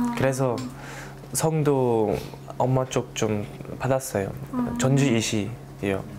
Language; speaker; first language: Korean; early bilingual, heritage; German